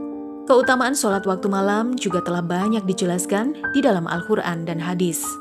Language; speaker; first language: Indonesian; native; Indonesian